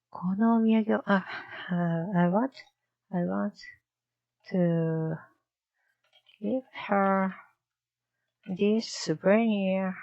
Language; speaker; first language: English; non-native, learner; Japanese